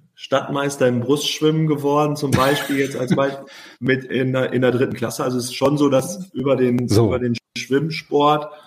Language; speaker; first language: German; native; German